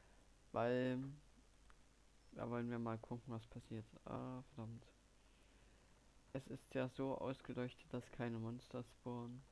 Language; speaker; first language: German; native; German